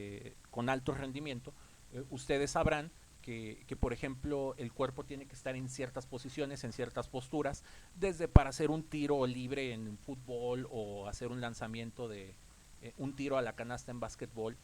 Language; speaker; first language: Spanish; native; Spanish